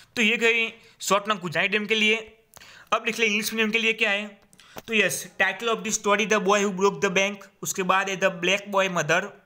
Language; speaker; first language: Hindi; non-native, local second language; Gujarati